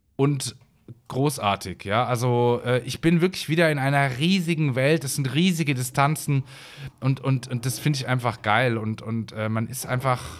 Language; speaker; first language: German; native; German